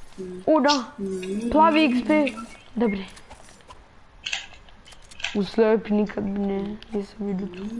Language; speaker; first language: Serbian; early bilingual, heritage; Serbian